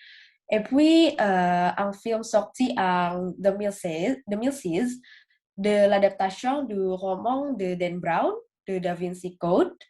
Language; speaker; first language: French; non-native, learner; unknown